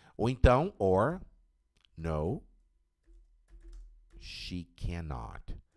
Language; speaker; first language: English; non-native, fluent; Portuguese